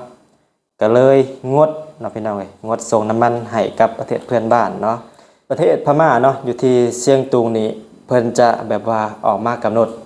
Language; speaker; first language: Thai; non-native, local second language; Northeastern Thai